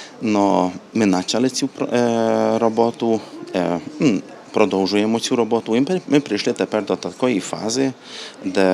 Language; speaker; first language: Ukrainian; non-native, local second language; Hungarian